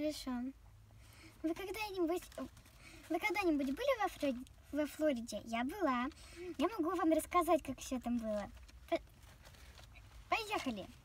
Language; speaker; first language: Russian; early bilingual, heritage; Russian